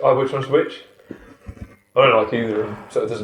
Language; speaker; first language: English; native; English